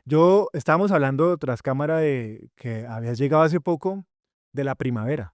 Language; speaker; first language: Spanish; native; Spanish